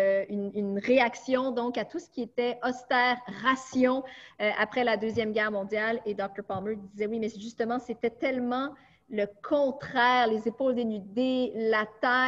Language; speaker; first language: French; native; French